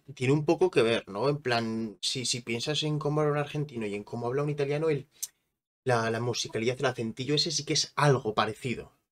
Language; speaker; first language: Spanish; native; Spanish